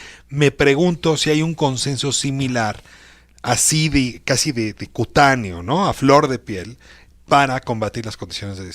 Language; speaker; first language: Spanish; native; Spanish